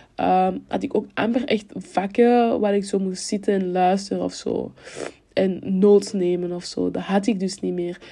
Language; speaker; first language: Dutch; early bilingual, other home language; French